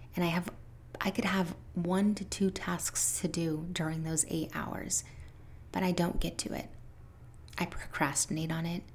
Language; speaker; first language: English; early bilingual, other home language; Spanish